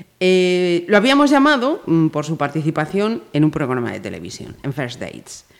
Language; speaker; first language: Spanish; native; Spanish